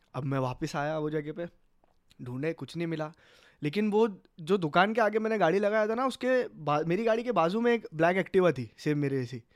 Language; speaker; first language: Hindi; native; Hindi